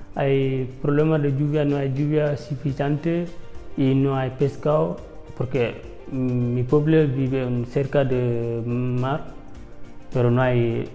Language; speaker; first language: Spanish; non-native, learner; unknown